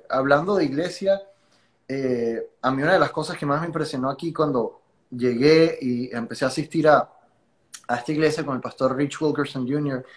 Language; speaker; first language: Spanish; native; Spanish